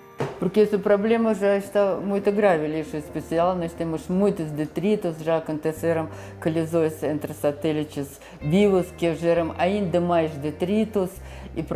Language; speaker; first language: Portuguese; non-native, fluent; Russian